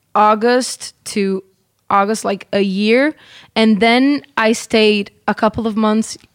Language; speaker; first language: English; non-native, fluent; Italian